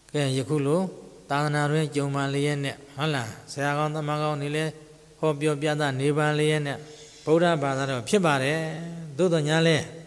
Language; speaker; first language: Burmese; native; Burmese